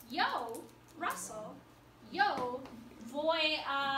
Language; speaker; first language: Spanish; non-native, learner; English